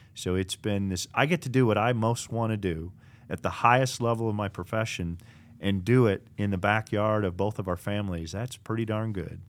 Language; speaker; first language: English; native; English